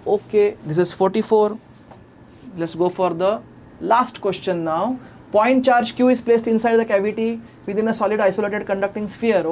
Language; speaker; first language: English; non-native, local second language; Marathi